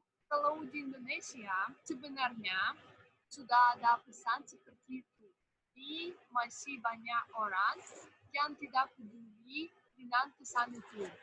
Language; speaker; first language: Indonesian; non-native, fluent; Russian